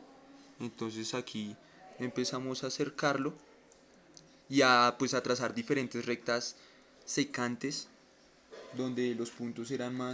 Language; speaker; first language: Spanish; native; Spanish